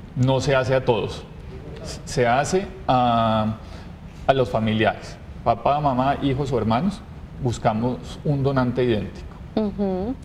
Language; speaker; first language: Spanish; native; Spanish